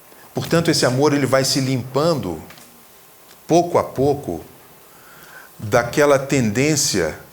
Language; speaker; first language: Portuguese; native; Portuguese